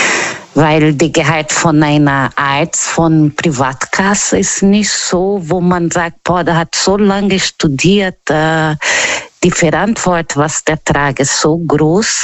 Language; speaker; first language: German; non-native, learner; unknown